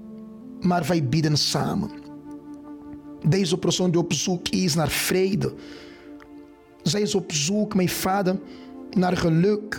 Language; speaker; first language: Dutch; non-native, fluent; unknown